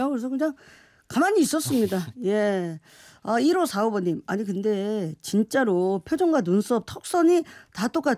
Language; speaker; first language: Korean; native; Korean